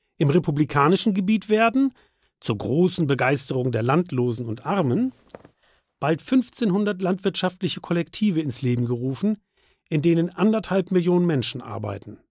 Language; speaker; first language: German; native; German